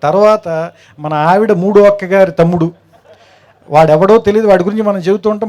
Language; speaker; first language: Telugu; native; Telugu